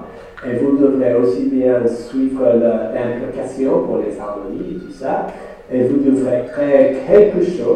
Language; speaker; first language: French; non-native, fluent; English